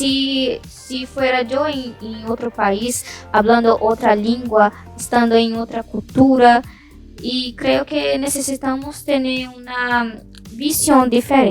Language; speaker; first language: Spanish; non-native, learner; Portuguese